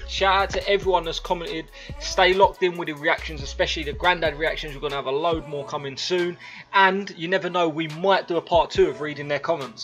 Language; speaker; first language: English; early bilingual, other home language; Italian